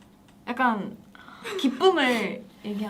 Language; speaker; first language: Korean; native; Korean